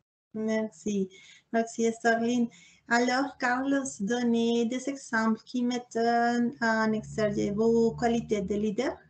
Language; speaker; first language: French; non-native, learner; Spanish